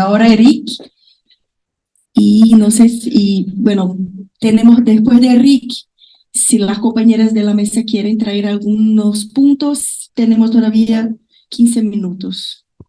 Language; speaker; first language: Spanish; non-native, fluent; Portuguese